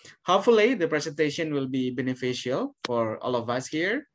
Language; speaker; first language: English; non-native, fluent; Indonesian